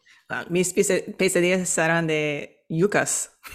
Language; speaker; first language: Spanish; non-native, fluent; English